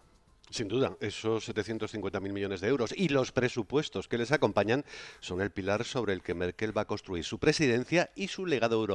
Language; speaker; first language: Spanish; native; Spanish